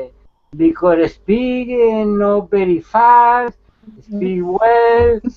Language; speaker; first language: English; non-native, learner; Spanish